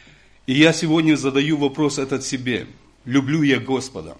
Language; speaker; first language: Russian; non-native, local second language; Ukrainian